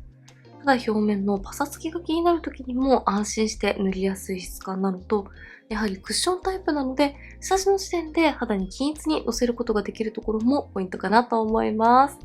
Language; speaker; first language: Japanese; native; Japanese